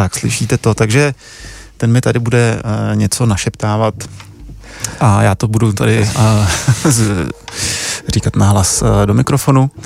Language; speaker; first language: Czech; native; Czech